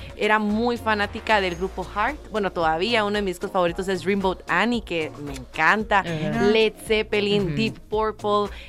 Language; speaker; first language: Spanish; native; Spanish